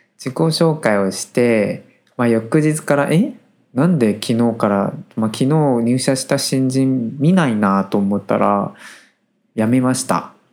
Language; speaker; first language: Japanese; native; Japanese